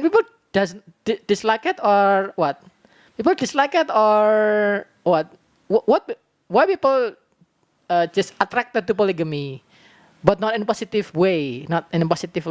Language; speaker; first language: English; non-native, learner; Indonesian